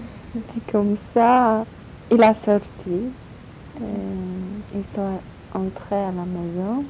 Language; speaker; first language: French; non-native, learner; Polish